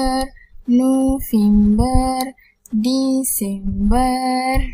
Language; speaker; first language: Arabic; non-native, learner; Malay